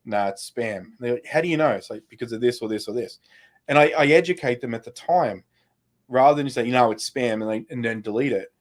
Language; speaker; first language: English; native; English